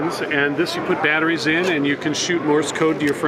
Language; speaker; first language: English; native; English